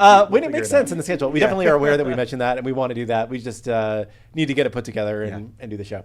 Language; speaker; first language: English; native; English